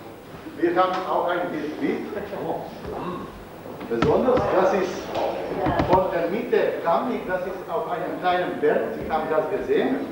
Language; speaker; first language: German; non-native, learner; Slovenian